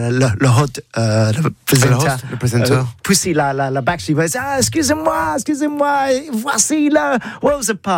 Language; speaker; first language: French; non-native, learner; English